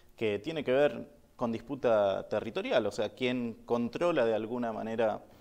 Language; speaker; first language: Spanish; native; Spanish